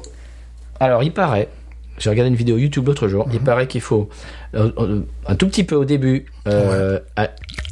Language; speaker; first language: French; native; French